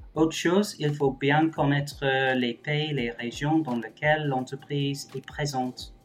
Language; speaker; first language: French; non-native, fluent; English